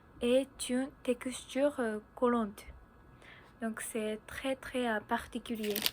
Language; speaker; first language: French; non-native, learner; Japanese